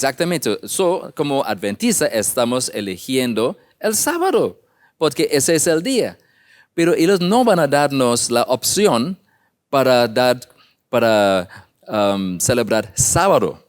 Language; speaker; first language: Spanish; non-native, learner; English